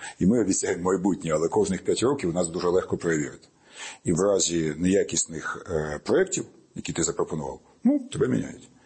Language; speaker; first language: Ukrainian; native; Ukrainian